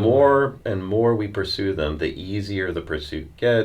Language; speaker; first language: English; native; English